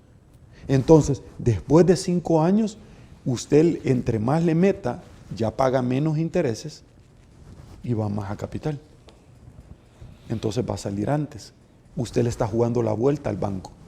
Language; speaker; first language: Spanish; native; Spanish